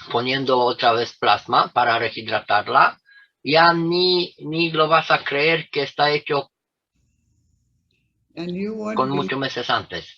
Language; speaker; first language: Spanish; non-native, fluent; Romanian